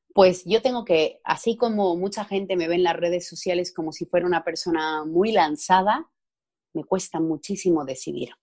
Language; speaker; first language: Spanish; native; Spanish